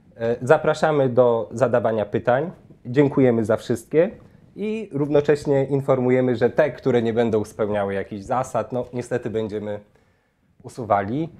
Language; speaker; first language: Polish; native; Polish